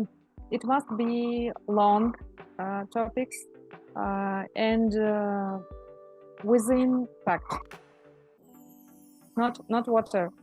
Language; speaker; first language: English; non-native, learner; Russian